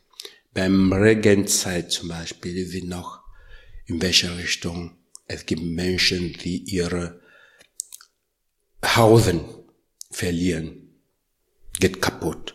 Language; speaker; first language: German; non-native, learner; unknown